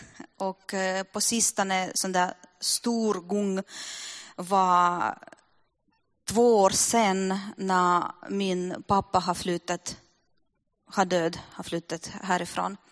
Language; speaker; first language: Swedish; non-native, fluent; Russian